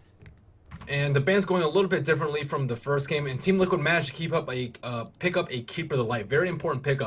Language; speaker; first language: English; native; English